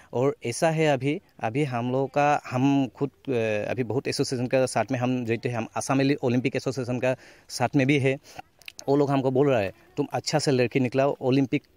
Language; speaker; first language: Hindi; non-native, local second language; Assamese